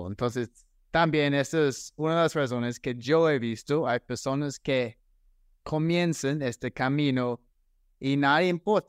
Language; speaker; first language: Spanish; non-native, fluent; English